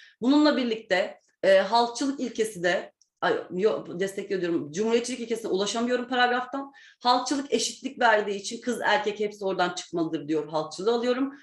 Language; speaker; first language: Turkish; native; Turkish